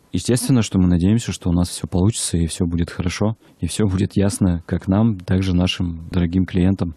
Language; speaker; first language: Russian; native; Russian